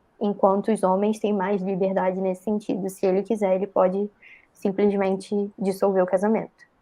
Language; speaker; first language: Portuguese; native; Portuguese